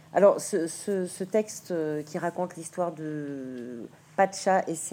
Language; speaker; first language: French; native; French